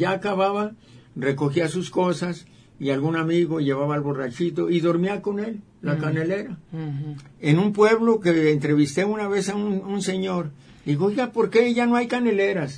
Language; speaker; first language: Spanish; native; Spanish